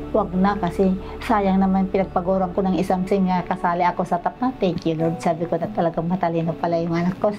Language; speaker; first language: Filipino; non-native, local second language; Iloko